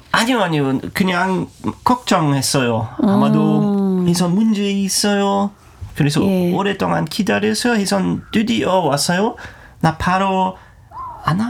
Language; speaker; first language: Korean; non-native, learner; German